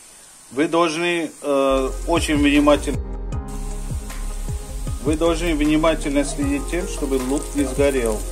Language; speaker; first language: Russian; non-native, fluent; Hindi